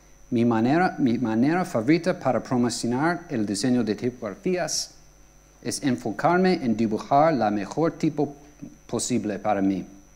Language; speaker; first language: Spanish; non-native, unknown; English